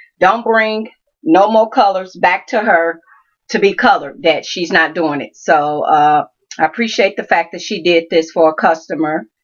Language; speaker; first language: English; native; English